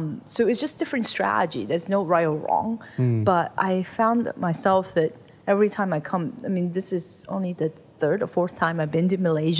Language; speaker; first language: English; non-native, local second language; Cantonese